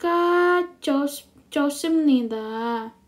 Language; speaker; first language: Korean; non-native, fluent; Indonesian